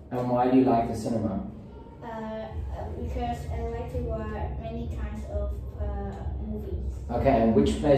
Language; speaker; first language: English; non-native, learner; Vietnamese